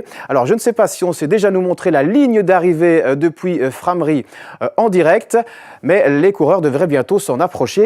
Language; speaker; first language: French; native; French